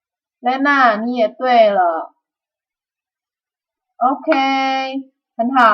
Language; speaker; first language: Chinese; non-native, fluent; Indonesian